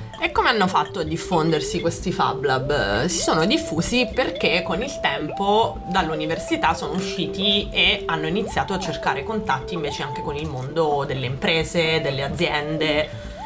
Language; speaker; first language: Italian; native; Italian